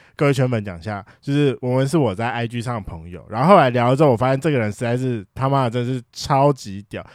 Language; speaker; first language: Chinese; native; Chinese